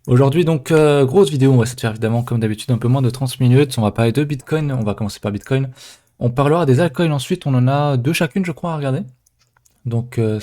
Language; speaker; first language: French; native; French